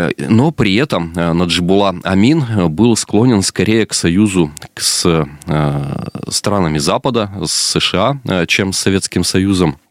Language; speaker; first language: Russian; native; Russian